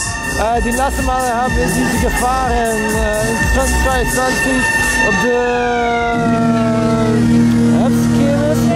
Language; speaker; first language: German; non-native, learner; Dutch